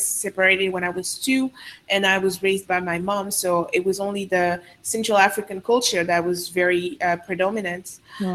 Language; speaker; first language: English; non-native, fluent; Sango